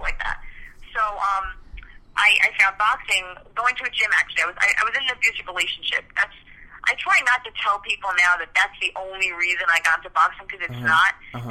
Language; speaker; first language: English; early bilingual, other home language; Spanish